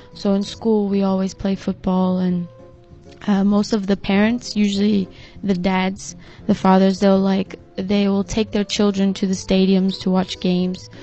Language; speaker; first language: English; non-native, fluent; Portuguese